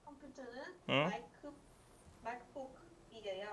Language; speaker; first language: Korean; non-native, learner; English